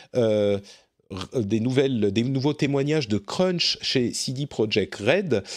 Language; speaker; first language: French; native; French